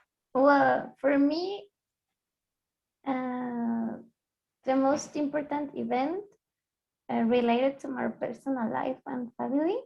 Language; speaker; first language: English; non-native, learner; Spanish